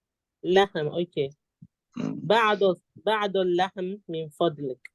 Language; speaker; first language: Arabic; non-native, learner; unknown